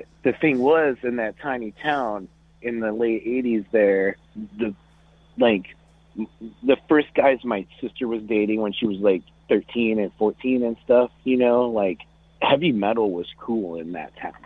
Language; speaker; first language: English; native; English